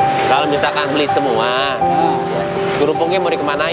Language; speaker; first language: Indonesian; native; Indonesian